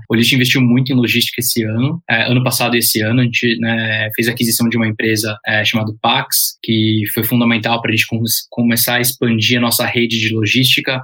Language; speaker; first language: Portuguese; early bilingual, heritage; Portuguese